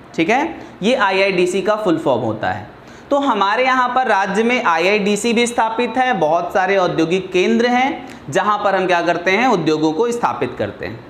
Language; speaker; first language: Hindi; native; Hindi